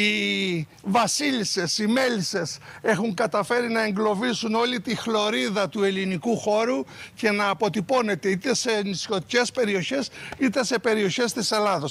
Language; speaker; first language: Greek; native; Greek